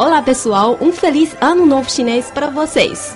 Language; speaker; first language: Portuguese; non-native, fluent; Chinese